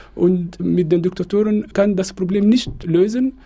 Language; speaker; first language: German; non-native, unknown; Arabic